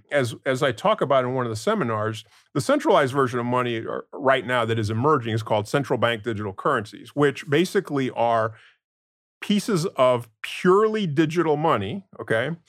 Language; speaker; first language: English; non-native, fluent; Spanish